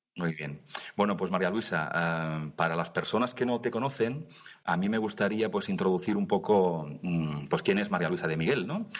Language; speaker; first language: Spanish; non-native, local second language; Catalan